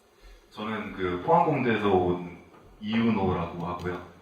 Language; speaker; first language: Korean; native; Korean